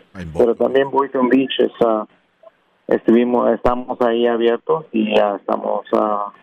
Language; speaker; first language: Spanish; non-native, local second language; Kʼicheʼ